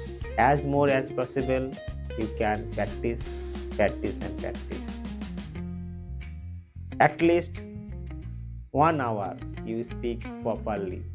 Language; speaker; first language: English; non-native, learner; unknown